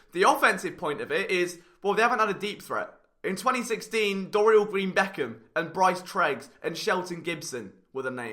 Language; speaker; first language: English; native; English